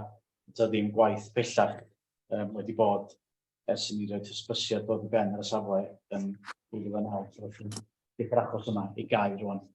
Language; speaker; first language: Welsh; native; Welsh